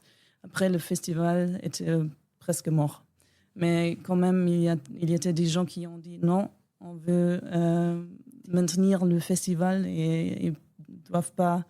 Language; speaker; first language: French; non-native, learner; German